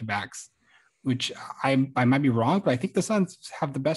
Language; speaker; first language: English; native; English